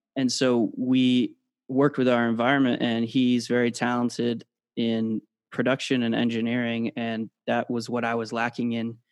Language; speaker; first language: English; native; English